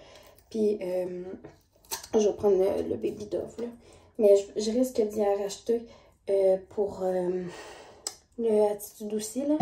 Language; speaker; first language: French; native; French